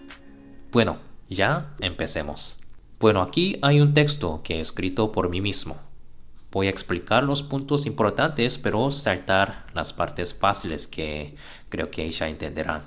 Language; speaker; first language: Spanish; non-native, fluent; Korean